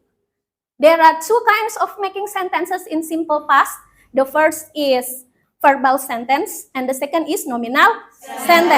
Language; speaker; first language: English; non-native, fluent; Indonesian